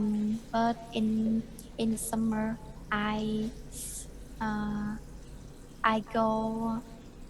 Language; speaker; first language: English; non-native, learner; Vietnamese